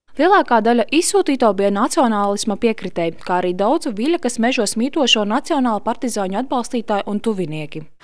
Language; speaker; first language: Latvian; native; Latvian